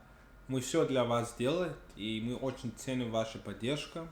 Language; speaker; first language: Russian; non-native, fluent; English